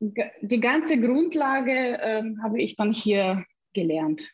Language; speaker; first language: German; non-native, fluent; Russian